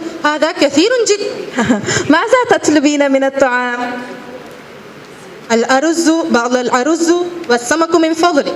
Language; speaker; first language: Arabic; non-native, learner; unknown